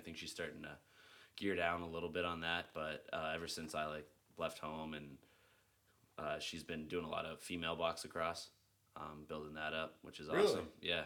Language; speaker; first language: English; native; English